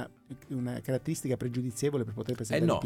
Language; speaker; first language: Italian; native; Italian